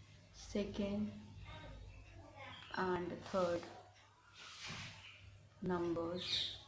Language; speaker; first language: English; non-native, local second language; Hindi